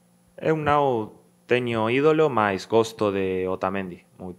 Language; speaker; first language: Portuguese; non-native, learner; Spanish